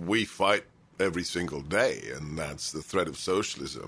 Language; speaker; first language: English; native; English